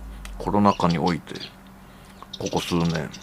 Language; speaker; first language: Japanese; native; Japanese